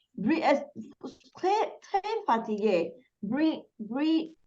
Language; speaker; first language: French; non-native, learner; English